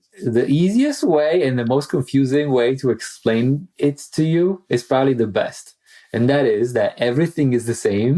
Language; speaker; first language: English; non-native, fluent; Italian